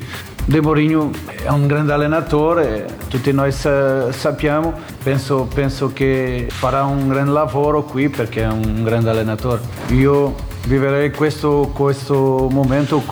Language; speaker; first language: Italian; non-native, fluent; Portuguese